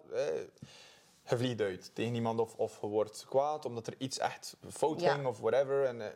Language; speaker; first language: Dutch; native; Dutch